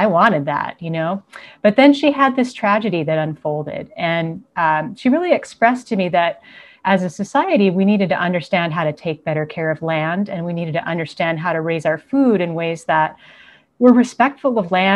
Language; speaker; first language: English; native; English